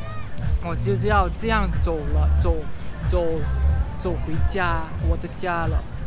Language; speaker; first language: Chinese; non-native, learner; Thai